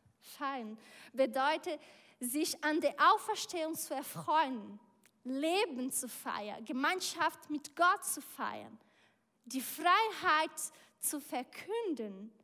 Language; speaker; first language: German; non-native, learner; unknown